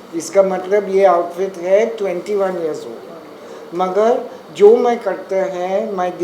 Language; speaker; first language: Hindi; non-native, local second language; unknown